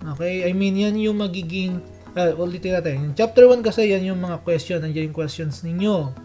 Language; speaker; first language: Filipino; native; Filipino